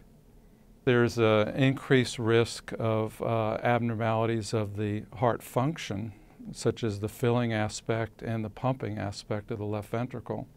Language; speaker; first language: English; native; English